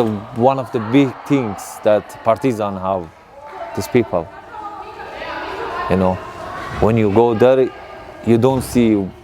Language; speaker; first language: English; non-native, learner; Persian